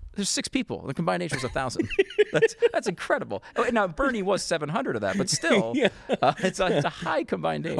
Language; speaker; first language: English; native; English